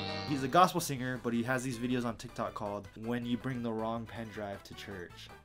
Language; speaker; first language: English; native; English